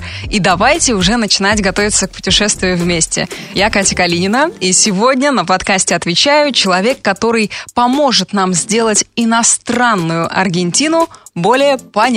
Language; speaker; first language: Russian; native; Russian